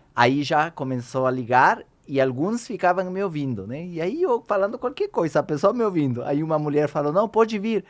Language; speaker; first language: Portuguese; non-native, fluent; Spanish